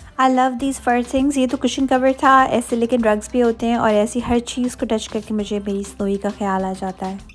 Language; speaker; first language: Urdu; native; Urdu